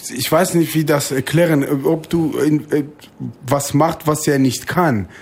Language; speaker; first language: German; non-native, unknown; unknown